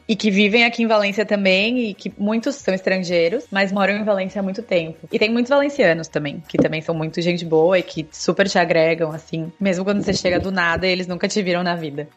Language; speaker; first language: Portuguese; native; Portuguese